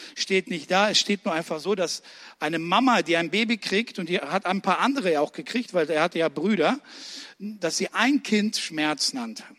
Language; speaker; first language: German; early bilingual, other home language; Russian